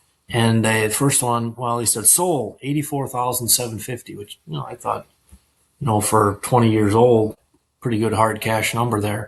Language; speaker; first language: English; native; English